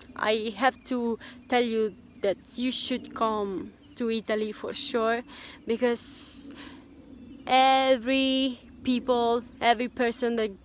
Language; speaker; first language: English; non-native, fluent; Italian